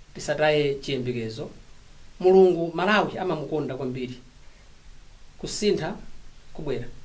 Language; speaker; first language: Nyanja; non-native, local second language; Tumbuka